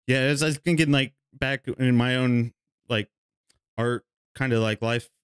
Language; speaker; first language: English; native; English